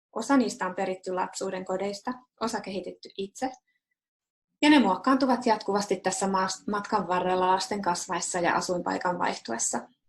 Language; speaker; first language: Finnish; native; Finnish